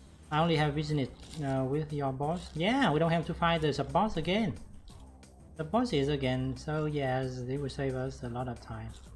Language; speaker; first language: English; non-native, fluent; Vietnamese